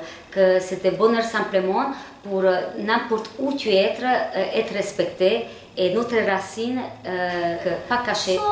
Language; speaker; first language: French; non-native, learner; Hungarian